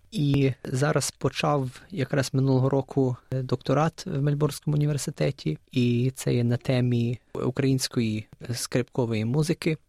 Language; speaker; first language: Ukrainian; early bilingual, other home language; English